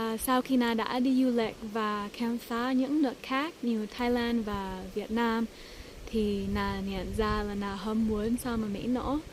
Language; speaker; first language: Vietnamese; early bilingual, heritage; English